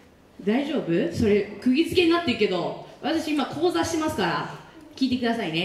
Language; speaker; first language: Japanese; native; Japanese